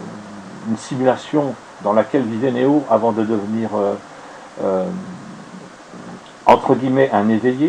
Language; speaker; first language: French; native; French